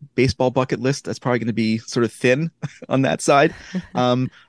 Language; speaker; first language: English; native; English